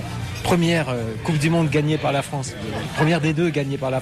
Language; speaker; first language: French; native; French